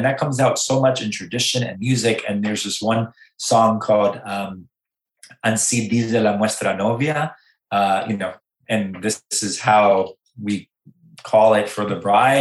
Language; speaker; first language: English; native; English